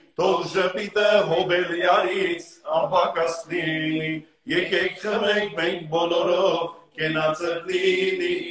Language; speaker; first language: Armenian; native; Armenian